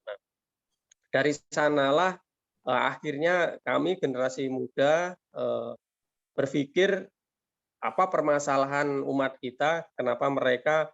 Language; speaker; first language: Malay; non-native, local second language; Javanese